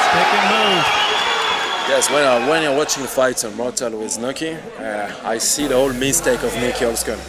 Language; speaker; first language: English; non-native, fluent; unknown